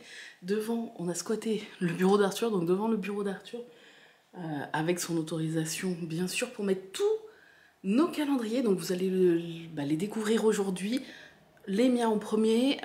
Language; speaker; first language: French; native; French